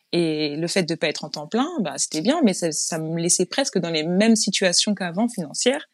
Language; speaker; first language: French; native; French